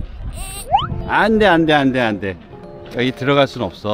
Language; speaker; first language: Korean; native; Korean